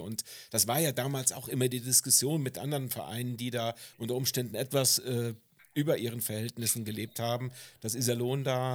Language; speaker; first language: German; native; German